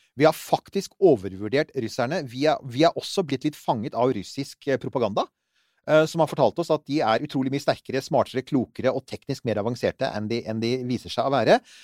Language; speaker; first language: Norwegian; native; Norwegian